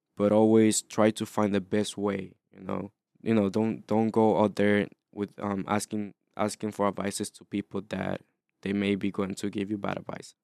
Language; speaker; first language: English; early bilingual, other home language; Spanish